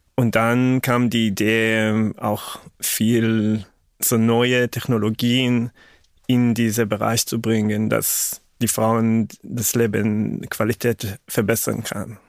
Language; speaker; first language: German; non-native, fluent; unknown